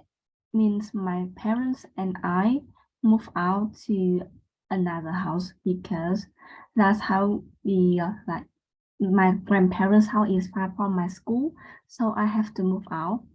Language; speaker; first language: English; non-native, learner; Vietnamese